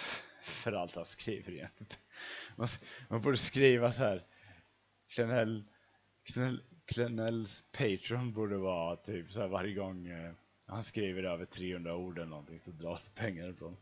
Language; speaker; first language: Swedish; native; Swedish